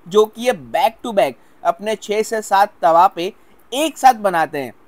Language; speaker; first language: Hindi; non-native, local second language; Gujarati